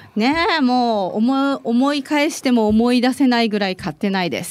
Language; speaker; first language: Japanese; native; Japanese